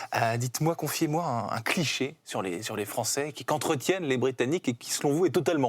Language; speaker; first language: French; native; French